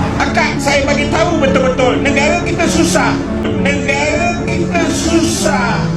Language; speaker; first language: Malay; native; Malay